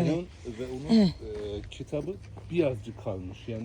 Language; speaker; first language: Turkish; non-native, learner; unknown